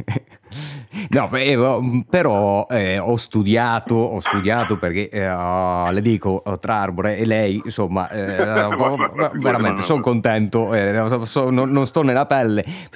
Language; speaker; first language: Italian; native; Italian